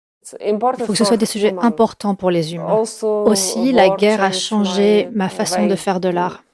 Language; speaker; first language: French; non-native, fluent; Ukrainian